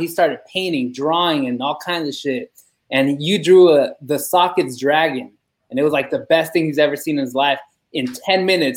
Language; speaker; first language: English; early bilingual, other home language; Spanish